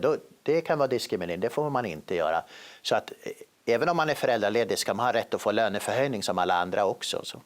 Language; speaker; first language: Swedish; native; Swedish